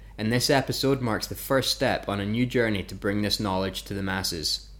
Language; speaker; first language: English; native; English